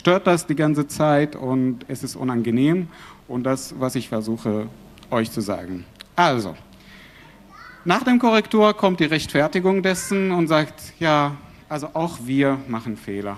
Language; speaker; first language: German; non-native, fluent; Arabic